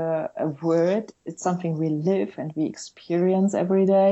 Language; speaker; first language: English; non-native, fluent; German